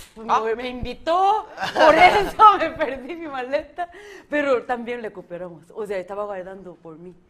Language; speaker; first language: Spanish; non-native, fluent; Korean